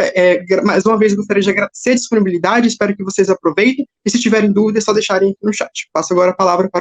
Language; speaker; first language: Portuguese; native; Portuguese